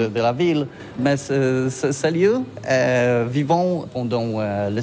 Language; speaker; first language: French; non-native, learner; Polish